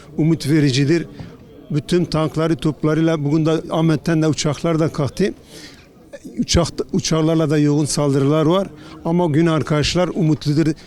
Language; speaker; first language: Turkish; non-native, local second language; Kurdish